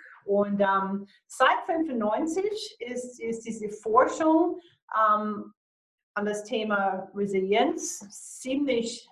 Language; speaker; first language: German; non-native, fluent; English